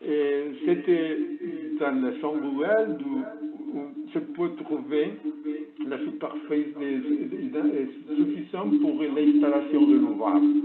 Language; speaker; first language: French; non-native, learner; Spanish